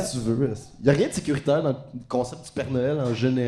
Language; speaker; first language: French; native; French